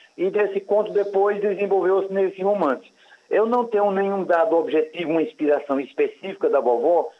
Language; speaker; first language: Portuguese; native; Portuguese